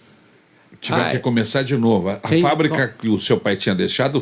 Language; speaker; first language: Portuguese; native; Portuguese